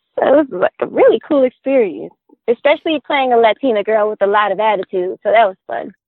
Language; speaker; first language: English; native; English